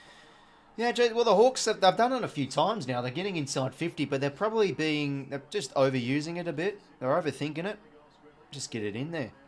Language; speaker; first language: English; native; English